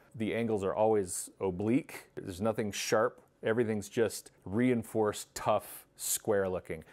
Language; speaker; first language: English; native; English